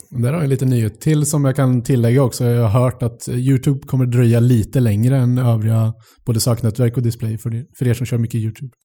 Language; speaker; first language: Swedish; native; Swedish